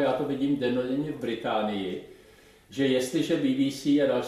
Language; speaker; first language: Czech; native; Czech